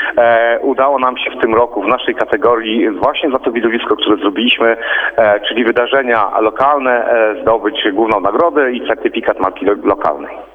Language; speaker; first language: Polish; native; Polish